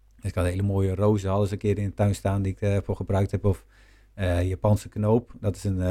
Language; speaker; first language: Dutch; native; Dutch